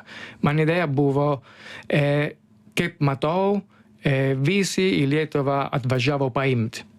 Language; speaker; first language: Lithuanian; non-native, learner; Italian